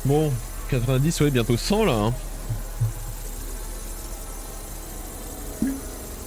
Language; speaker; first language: French; native; French